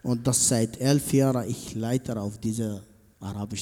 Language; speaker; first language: German; non-native, learner; Arabic